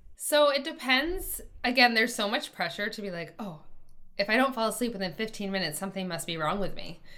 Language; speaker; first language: English; native; English